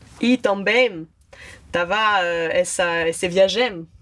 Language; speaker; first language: Portuguese; non-native, learner; French